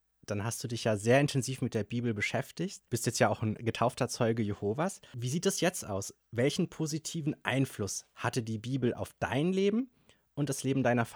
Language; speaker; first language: German; native; German